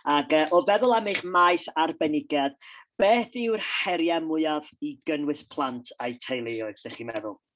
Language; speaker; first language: Welsh; non-native, local second language; English